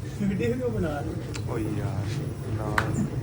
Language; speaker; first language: Turkish; non-native, learner; Urdu